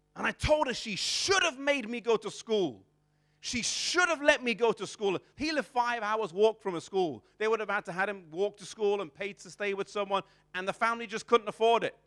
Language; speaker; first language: English; native; English